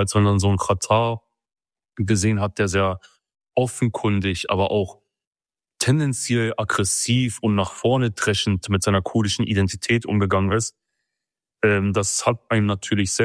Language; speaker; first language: German; early bilingual, other home language; Kurdish